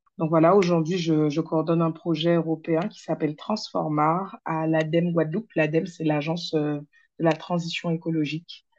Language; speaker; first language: French; native; French